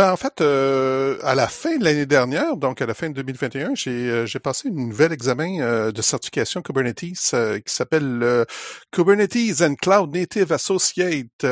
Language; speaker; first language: French; native; French